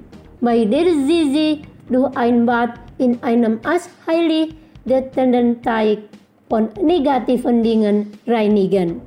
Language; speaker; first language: German; non-native, learner; Indonesian